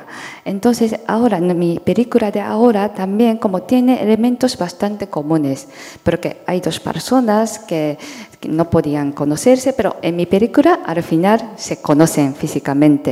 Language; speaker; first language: Spanish; non-native, fluent; Japanese